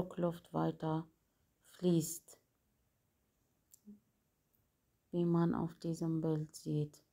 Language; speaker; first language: German; non-native, fluent; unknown